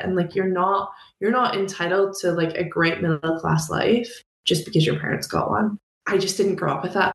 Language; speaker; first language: English; native; English